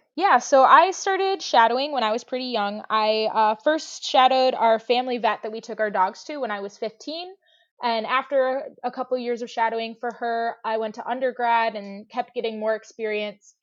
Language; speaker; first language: English; native; English